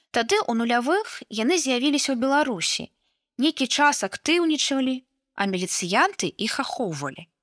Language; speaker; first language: Belarusian; native; Belarusian